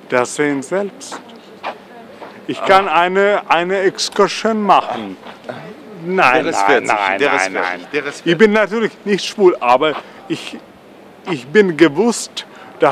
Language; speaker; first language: German; non-native, learner; Russian